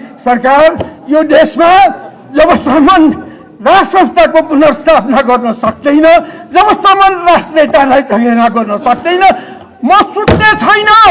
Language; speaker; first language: Nepali; non-native, local second language; Newari